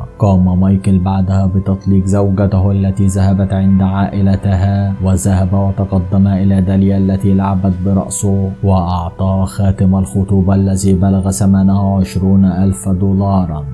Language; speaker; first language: Arabic; native; Arabic